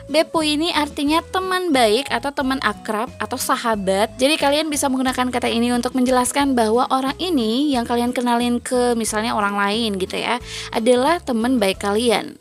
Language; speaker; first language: Indonesian; native; Indonesian